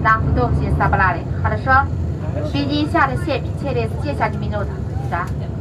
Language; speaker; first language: Russian; non-native, learner; Chinese